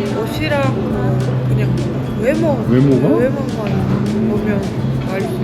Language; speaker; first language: Korean; non-native, fluent; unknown